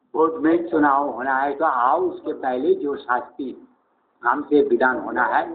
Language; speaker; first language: Hindi; native; Hindi